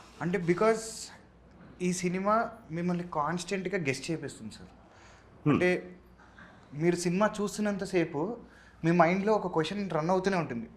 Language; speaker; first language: Telugu; native; Telugu